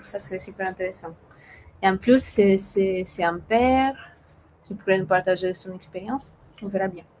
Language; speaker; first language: French; non-native, fluent; Romanian